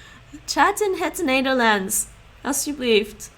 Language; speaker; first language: Dutch; non-native, learner; English